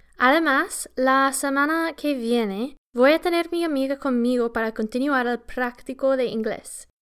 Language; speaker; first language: Spanish; non-native, learner; English